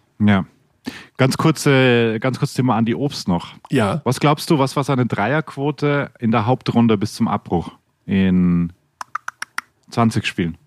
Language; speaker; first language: German; native; German